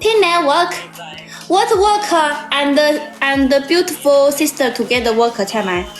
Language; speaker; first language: English; non-native, learner; Thai